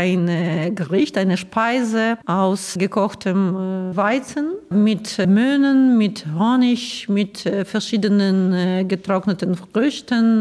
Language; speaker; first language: German; non-native, fluent; Ukrainian